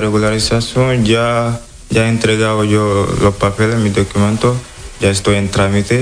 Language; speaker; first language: Spanish; non-native, learner; Wolof